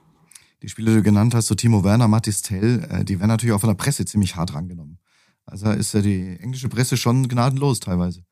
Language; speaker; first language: German; native; German